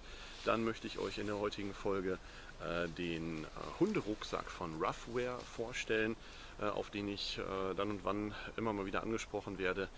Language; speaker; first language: German; native; German